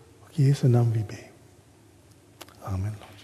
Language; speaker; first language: Swedish; non-native, fluent; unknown